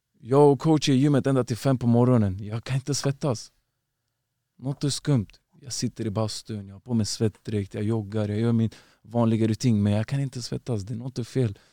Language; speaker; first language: Swedish; early bilingual, other home language; Uzbek